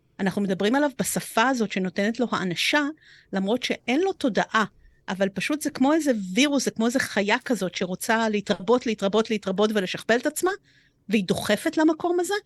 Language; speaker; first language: Hebrew; early bilingual, other home language; Romanian